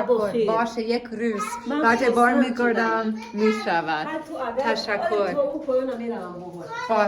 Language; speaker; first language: Persian; non-native, learner; English